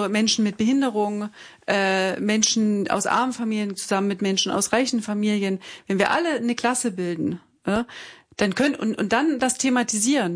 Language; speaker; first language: German; native; German